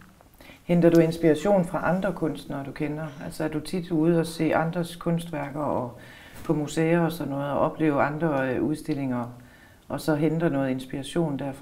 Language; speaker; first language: Danish; native; Danish